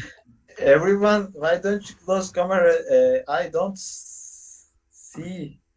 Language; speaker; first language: English; non-native, learner; Turkish